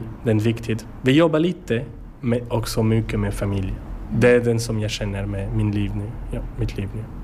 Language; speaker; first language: Swedish; non-native, learner; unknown